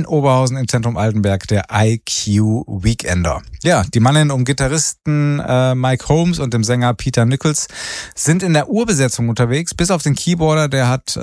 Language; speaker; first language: German; native; German